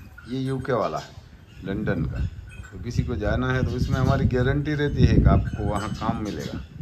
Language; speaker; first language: Hindi; non-native, local second language; Gujarati